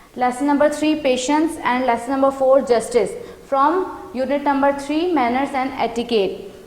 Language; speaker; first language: English; non-native, local second language; Urdu